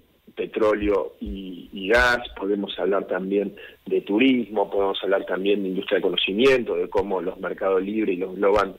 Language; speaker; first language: Spanish; native; Spanish